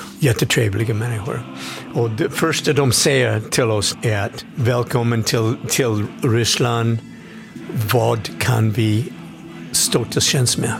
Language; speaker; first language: Swedish; non-native, fluent; English